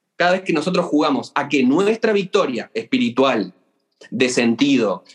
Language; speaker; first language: Spanish; native; Spanish